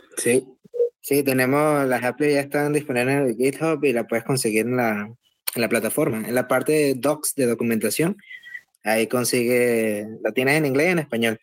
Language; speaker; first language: Spanish; native; Spanish